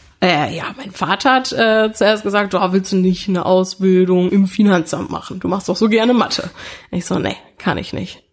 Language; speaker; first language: German; early bilingual, other home language; Italian